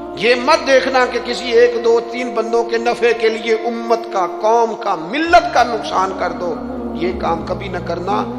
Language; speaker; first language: Urdu; non-native, local second language; Punjabi